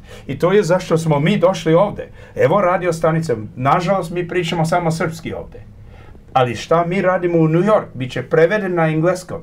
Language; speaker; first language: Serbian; early bilingual, heritage; Croatian